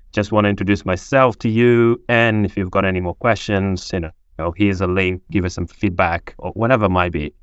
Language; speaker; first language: English; non-native, fluent; Portuguese